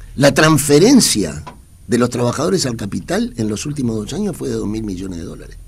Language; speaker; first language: Spanish; native; Spanish